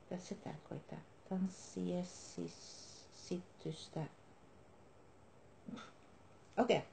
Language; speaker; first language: Finnish; non-native, learner; Dutch